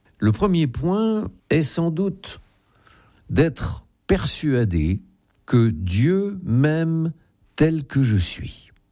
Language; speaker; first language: French; native; French